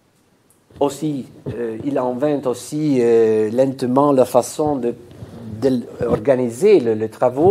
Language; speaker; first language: French; non-native, fluent; Italian